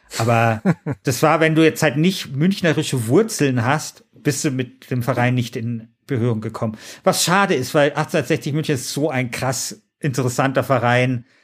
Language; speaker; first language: German; native; German